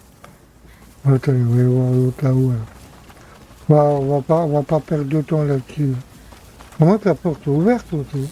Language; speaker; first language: French; native; French